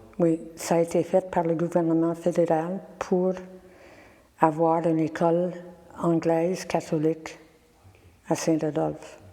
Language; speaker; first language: French; non-native, local second language; English